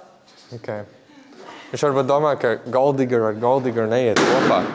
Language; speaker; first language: Latvian; native; Latvian